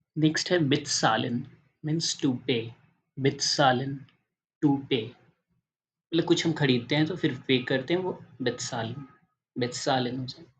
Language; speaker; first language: Hindi; native; Hindi